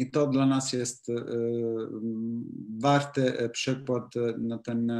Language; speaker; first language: Polish; non-native, learner; Italian